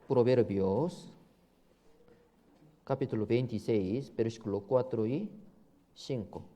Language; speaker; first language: Spanish; non-native, learner; Korean